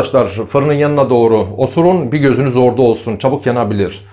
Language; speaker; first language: Turkish; native; Turkish